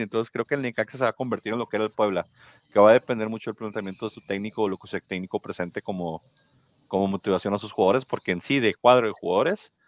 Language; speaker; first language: Spanish; native; Spanish